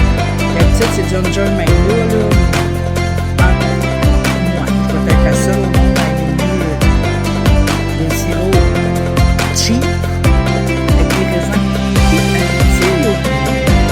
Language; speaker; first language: French; native; French